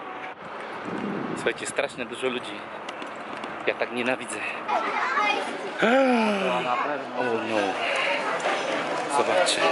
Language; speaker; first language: Polish; non-native, learner; Spanish